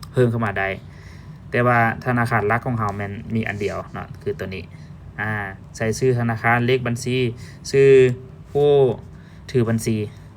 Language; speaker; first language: Lao; native; Lao